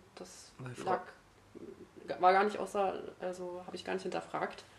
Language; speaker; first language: German; native; German